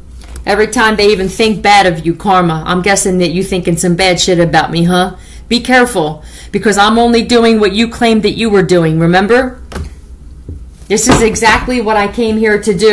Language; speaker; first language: English; native; English